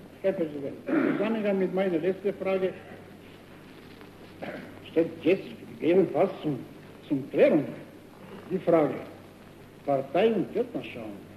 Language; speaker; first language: German; non-native, fluent; Bulgarian